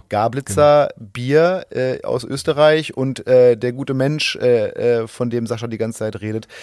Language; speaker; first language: German; native; German